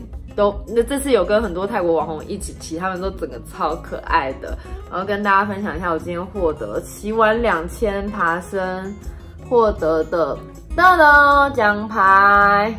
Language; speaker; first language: Chinese; native; Chinese